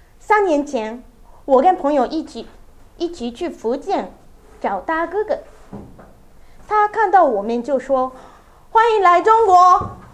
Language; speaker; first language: Chinese; non-native, learner; Japanese